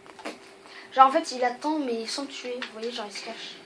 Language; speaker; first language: French; native; French